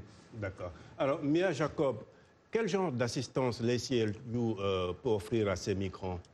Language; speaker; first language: French; native; French